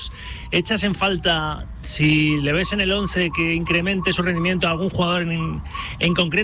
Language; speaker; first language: Spanish; native; Spanish